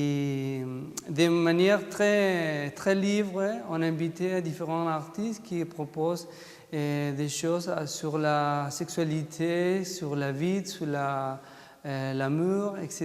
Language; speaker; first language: French; non-native, fluent; Spanish